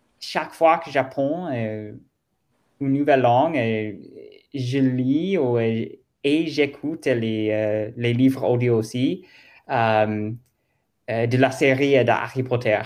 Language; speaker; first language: French; non-native, learner; German